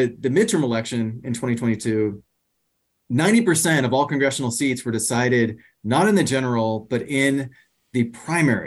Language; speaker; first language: English; native; English